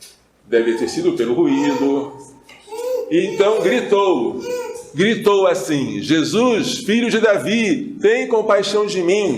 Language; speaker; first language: Portuguese; native; Portuguese